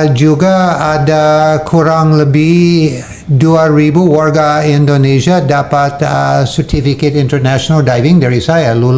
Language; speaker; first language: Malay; non-native, fluent; English